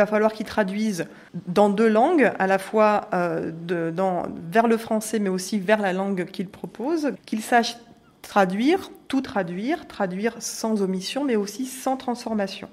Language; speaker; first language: French; native; French